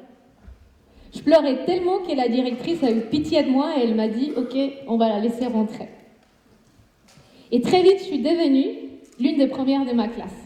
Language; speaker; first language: French; non-native, fluent; Spanish